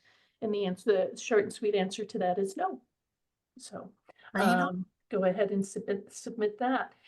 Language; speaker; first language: English; native; English